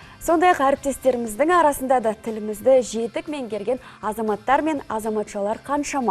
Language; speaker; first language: Kazakh; native; Kazakh